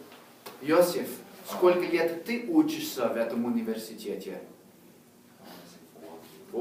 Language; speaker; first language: Russian; non-native, fluent; English